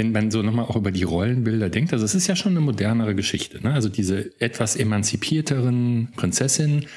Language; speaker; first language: German; native; German